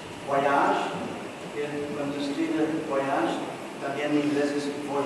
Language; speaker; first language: Spanish; non-native, learner; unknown